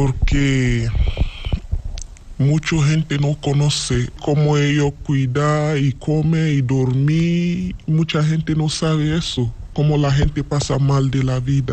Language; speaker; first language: Spanish; non-native, learner; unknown